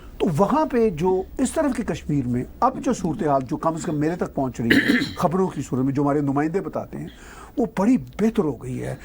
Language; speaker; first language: Urdu; non-native, local second language; Punjabi